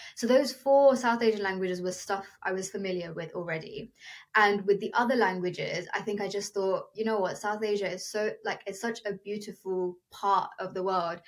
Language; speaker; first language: English; non-native, local second language; Telugu